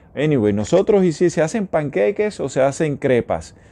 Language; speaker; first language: Spanish; native; Spanish